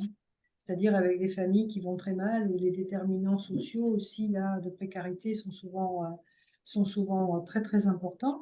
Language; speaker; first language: French; native; French